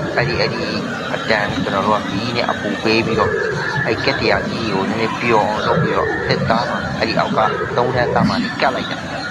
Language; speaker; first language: Burmese; native; Burmese